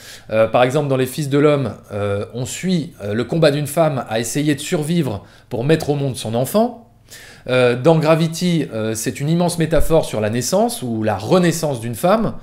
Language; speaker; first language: French; native; French